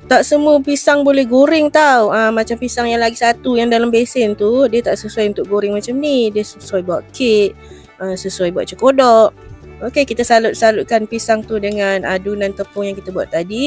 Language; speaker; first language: Malay; native; Malay